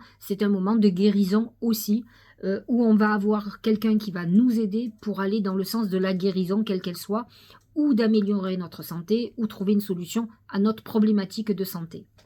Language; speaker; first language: French; native; French